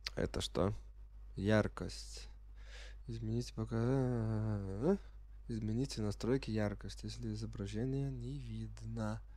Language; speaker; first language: Russian; non-native, fluent; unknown